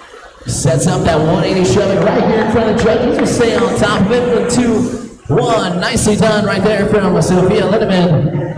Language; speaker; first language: English; native; English